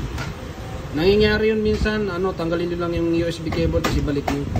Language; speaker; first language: Filipino; native; Filipino